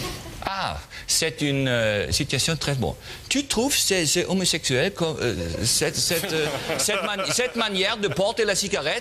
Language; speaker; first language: French; non-native, learner; German